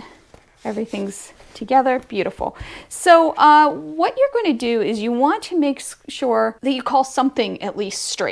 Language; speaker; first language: English; native; English